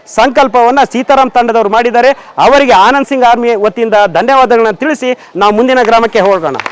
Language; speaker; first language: Kannada; non-native, local second language; Lambadi